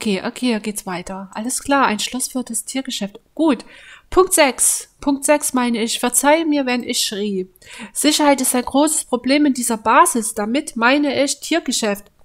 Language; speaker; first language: German; native; German